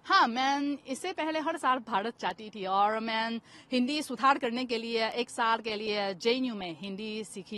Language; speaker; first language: Hindi; non-native, fluent; Chinese